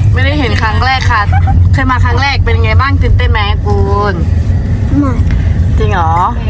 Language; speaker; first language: Thai; non-native, local second language; S'gaw Karen